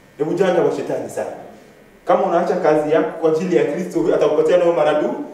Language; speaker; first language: Swahili; non-native, local second language; Nande